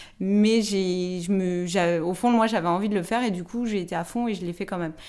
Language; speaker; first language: French; native; French